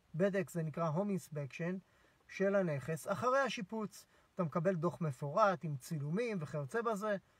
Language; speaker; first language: Hebrew; native; Hebrew